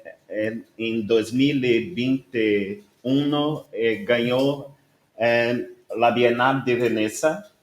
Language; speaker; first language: Spanish; non-native, learner; Portuguese